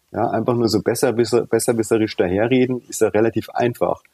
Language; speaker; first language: German; early bilingual, other home language; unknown